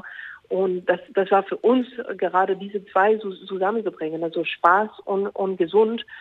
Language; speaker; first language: German; non-native, fluent; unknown